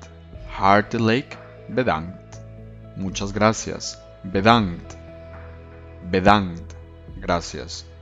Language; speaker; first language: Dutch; non-native, learner; Spanish